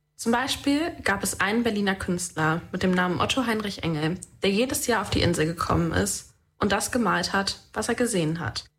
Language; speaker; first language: German; native; German